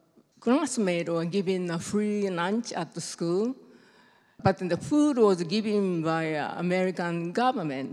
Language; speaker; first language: English; non-native, fluent; Japanese